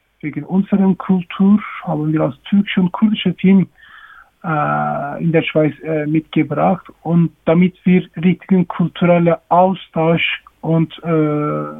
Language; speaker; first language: German; non-native, learner; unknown